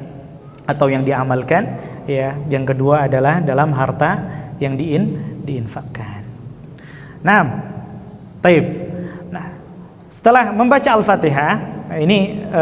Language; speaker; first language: Indonesian; native; Indonesian